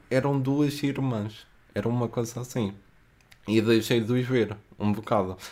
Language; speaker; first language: Portuguese; native; Portuguese